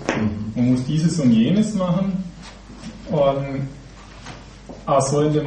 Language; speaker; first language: German; native; German